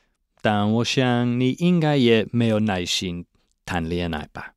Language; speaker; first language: Chinese; non-native, fluent; English